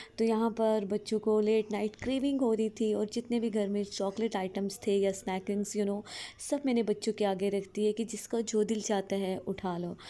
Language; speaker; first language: Hindi; native; Hindi